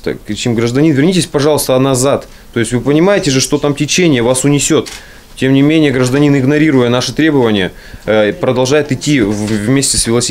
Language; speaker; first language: Russian; native; Russian